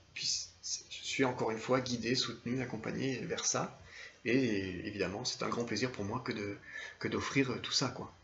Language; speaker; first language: French; native; French